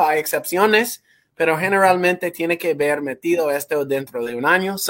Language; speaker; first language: Spanish; non-native, fluent; English